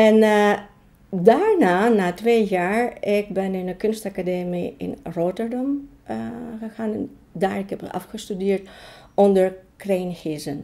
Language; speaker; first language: Dutch; non-native, fluent; Greek